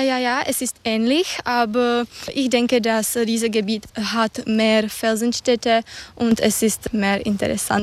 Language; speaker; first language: German; non-native, learner; Czech